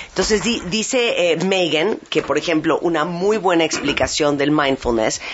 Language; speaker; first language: Spanish; native; Spanish